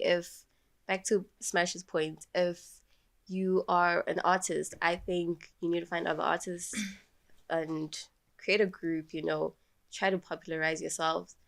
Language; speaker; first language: English; non-native, local second language; Swati